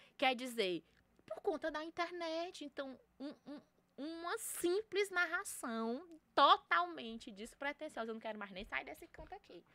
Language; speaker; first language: Portuguese; native; Portuguese